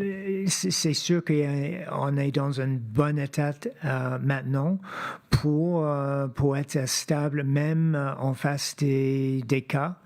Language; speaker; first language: French; non-native, fluent; English